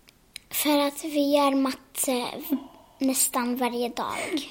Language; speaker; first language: Swedish; early bilingual, other home language; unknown